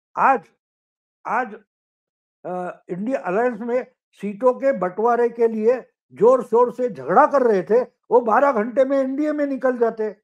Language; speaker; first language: Hindi; non-native, local second language; Marathi